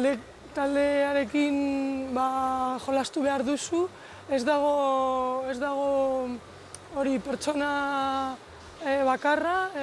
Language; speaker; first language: Basque; non-native, local second language; Spanish